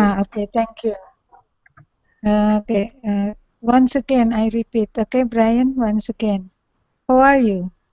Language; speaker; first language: English; non-native, learner; Indonesian